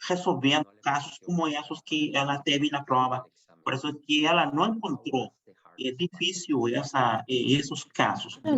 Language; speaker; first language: Portuguese; non-native, fluent; Spanish